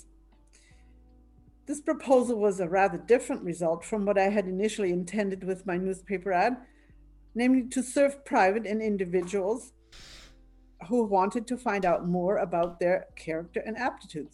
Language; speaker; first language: English; non-native, fluent; German